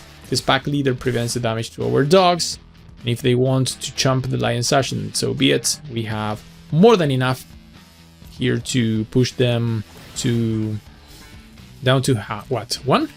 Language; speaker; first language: English; non-native, fluent; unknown